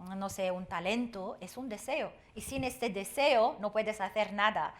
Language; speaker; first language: Spanish; non-native, fluent; Arabic